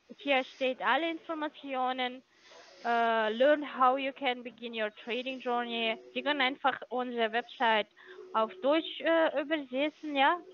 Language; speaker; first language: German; non-native, learner; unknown